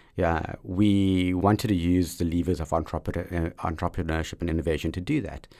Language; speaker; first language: English; native; English